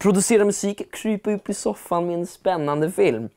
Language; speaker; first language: Swedish; native; Swedish